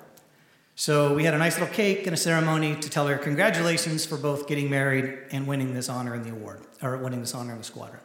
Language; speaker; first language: English; native; English